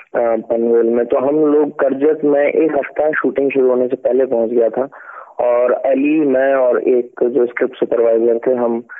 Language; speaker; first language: Hindi; native; Hindi